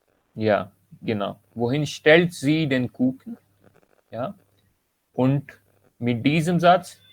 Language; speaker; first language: German; non-native, learner; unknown